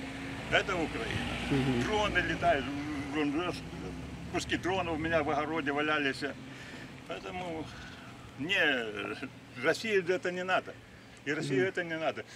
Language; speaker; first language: Russian; native; Russian